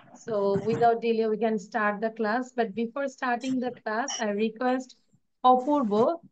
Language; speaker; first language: English; non-native, local second language; Bangla